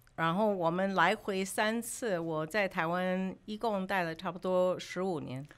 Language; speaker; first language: Chinese; early bilingual, other home language; English